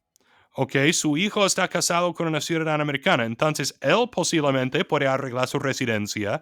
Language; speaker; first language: Spanish; non-native, fluent; English